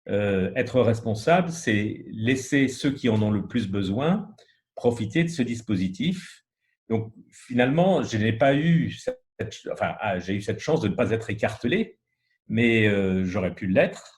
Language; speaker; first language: French; native; French